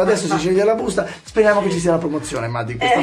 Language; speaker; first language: Italian; native; Italian